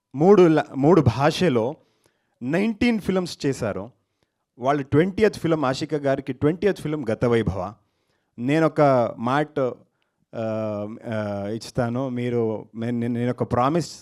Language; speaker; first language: Telugu; non-native, learner; Kannada